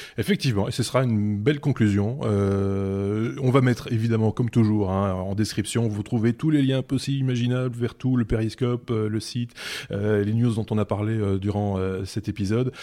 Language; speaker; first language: French; native; French